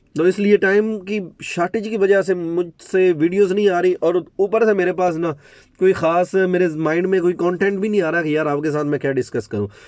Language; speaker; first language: Urdu; non-native, local second language; Punjabi